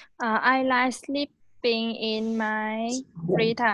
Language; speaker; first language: English; non-native, learner; Vietnamese